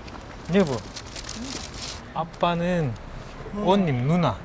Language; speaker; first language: Korean; non-native, learner; Kyrgyz